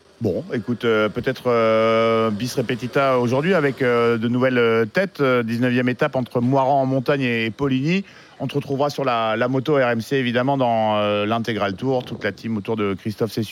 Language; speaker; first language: French; native; French